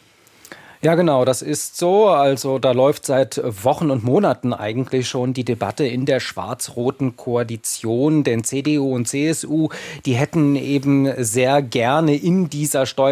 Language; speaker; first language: German; native; German